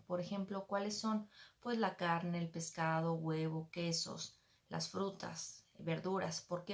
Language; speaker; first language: Spanish; native; Spanish